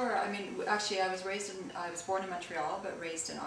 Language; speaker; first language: English; early bilingual, other home language; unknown